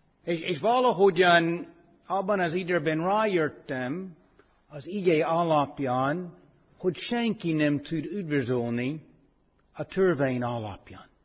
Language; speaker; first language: Hungarian; non-native, fluent; English